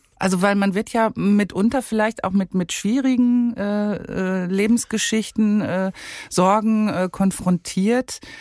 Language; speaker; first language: German; native; German